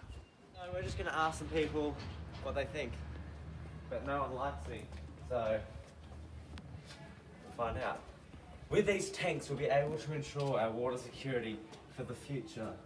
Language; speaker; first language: English; native; English